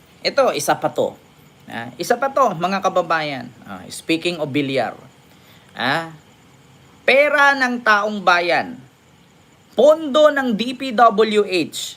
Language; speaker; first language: Filipino; native; Filipino